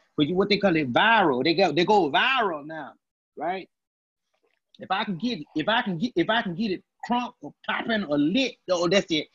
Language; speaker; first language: English; native; English